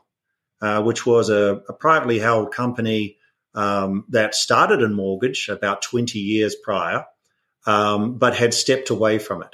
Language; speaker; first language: English; native; English